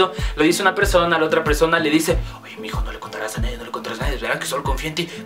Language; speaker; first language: Spanish; native; Spanish